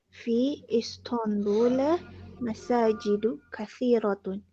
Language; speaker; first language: Arabic; non-native, learner; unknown